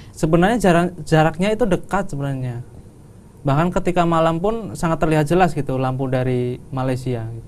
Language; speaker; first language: Indonesian; non-native, local second language; Javanese